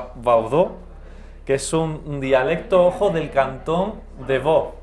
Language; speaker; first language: Spanish; native; Spanish